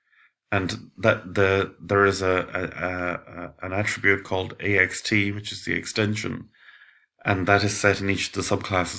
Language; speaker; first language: English; native; English